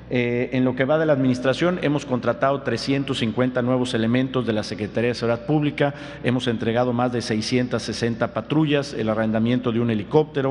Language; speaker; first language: Spanish; native; Spanish